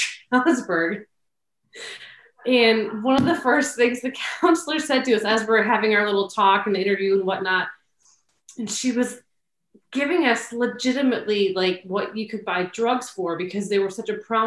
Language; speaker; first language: English; native; English